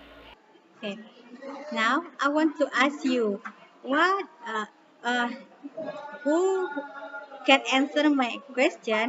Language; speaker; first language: English; non-native, fluent; Indonesian